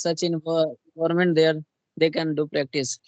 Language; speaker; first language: English; non-native, local second language; Hindi